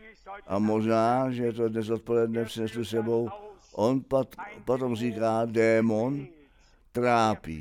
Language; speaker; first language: Czech; non-native, fluent; German